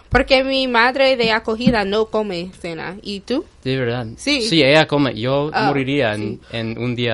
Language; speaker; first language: Spanish; non-native, fluent; English